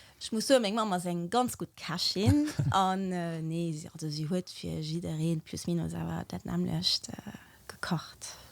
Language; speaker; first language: Luxembourgish; early bilingual, other home language; Portuguese